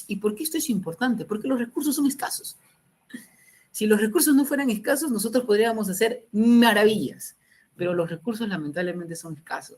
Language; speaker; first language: Spanish; native; Spanish